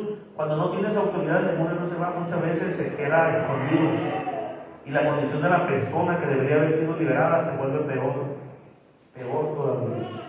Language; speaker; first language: Spanish; native; Spanish